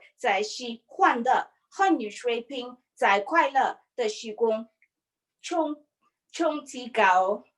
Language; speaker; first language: Chinese; non-native, learner; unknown